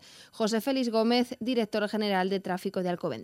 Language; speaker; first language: Spanish; native; Spanish